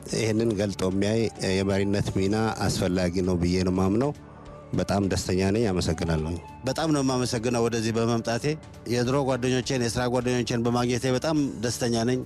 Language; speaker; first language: Amharic; non-native, local second language; Tigrinya